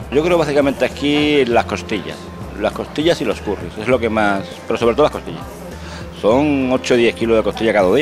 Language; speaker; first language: Spanish; native; Spanish